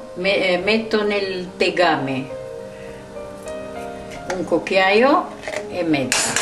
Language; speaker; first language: Italian; non-native, learner; Arabic